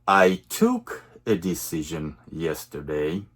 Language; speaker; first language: English; non-native, fluent; Russian